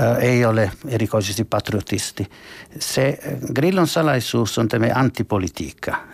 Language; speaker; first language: Finnish; non-native, fluent; Italian